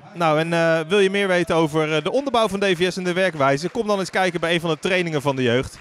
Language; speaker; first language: Dutch; native; Dutch